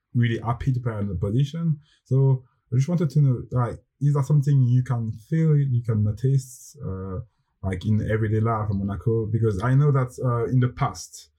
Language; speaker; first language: English; non-native, fluent; French